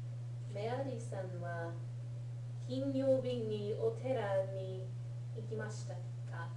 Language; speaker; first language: Japanese; non-native, learner; English